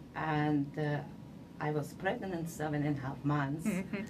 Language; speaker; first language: English; non-native, fluent; Uzbek